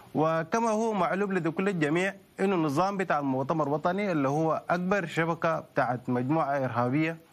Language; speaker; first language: Arabic; native; Arabic